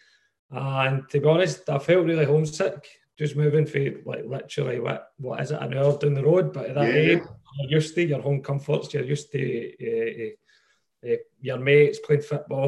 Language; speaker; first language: English; native; English